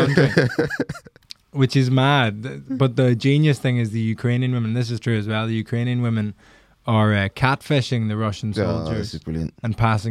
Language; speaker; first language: English; native; English